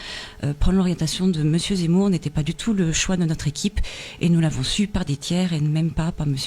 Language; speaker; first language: French; native; French